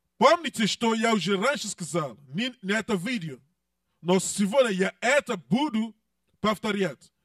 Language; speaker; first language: Russian; non-native, learner; English